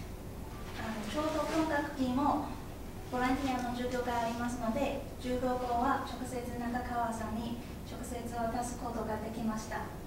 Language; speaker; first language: Japanese; non-native, fluent; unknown